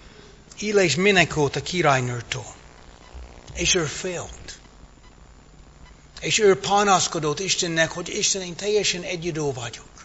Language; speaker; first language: Hungarian; non-native, fluent; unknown